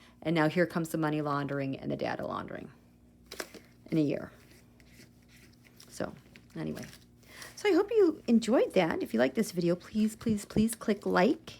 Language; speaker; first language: English; native; English